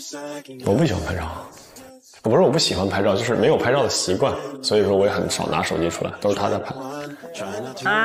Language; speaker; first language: Chinese; native; Chinese